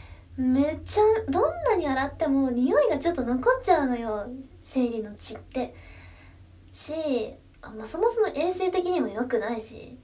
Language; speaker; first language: Japanese; native; Japanese